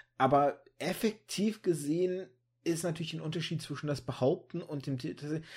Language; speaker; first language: German; early bilingual, other home language; Russian